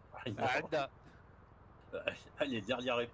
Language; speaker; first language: French; native; French